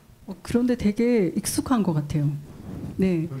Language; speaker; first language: Korean; native; Korean